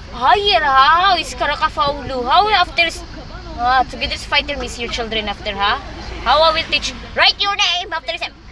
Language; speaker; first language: English; non-native, local second language; Filipino